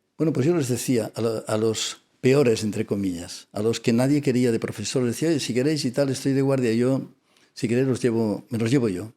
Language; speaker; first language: Spanish; non-native, local second language; Catalan